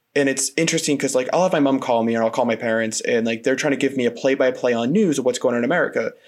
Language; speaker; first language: English; native; English